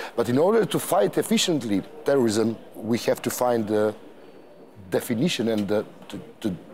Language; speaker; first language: English; non-native, fluent; Macedonian